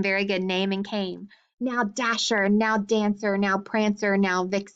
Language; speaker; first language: English; native; English